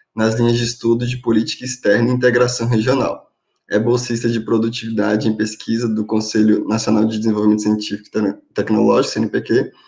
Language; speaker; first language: Portuguese; native; Portuguese